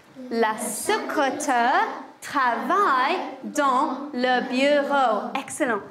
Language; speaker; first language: French; non-native, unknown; English